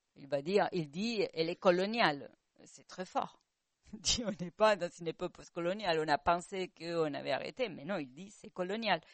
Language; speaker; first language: French; non-native, fluent; Spanish